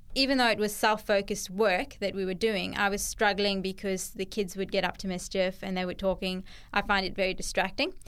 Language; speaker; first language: English; native; English